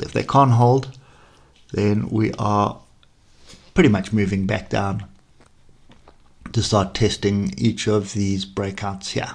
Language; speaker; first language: English; native; English